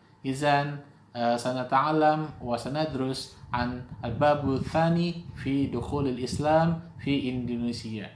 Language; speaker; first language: Arabic; non-native, fluent; Indonesian